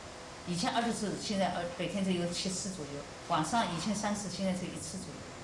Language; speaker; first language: Chinese; native; Chinese